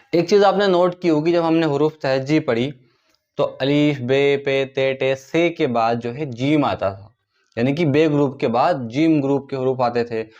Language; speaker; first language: Hindi; native; Hindi